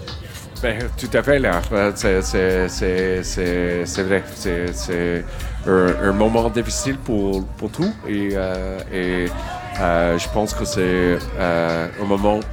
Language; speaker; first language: French; non-native, learner; English